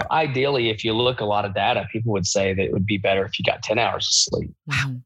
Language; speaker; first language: English; native; English